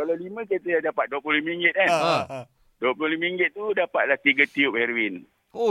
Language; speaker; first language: Malay; native; Malay